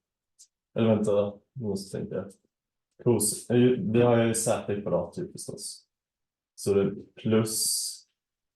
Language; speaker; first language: Swedish; native; Swedish